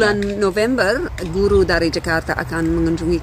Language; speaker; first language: Indonesian; non-native, fluent; English